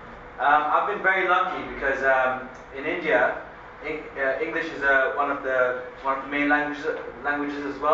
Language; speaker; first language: English; early bilingual, other home language; Hindi